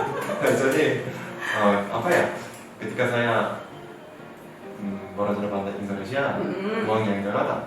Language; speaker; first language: Indonesian; non-native, learner; Korean